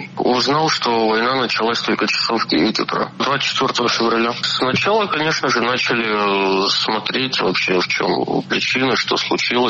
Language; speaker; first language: Russian; native; Russian